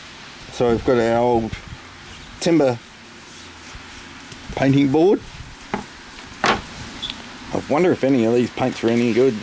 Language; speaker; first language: English; native; English